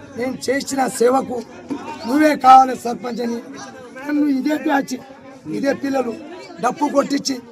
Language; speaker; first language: Telugu; non-native, local second language; Lambadi